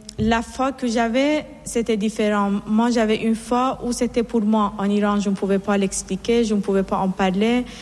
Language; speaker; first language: French; non-native, fluent; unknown